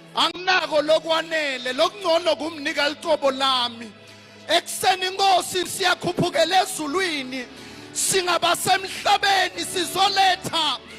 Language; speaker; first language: Zulu; non-native, local second language; Swati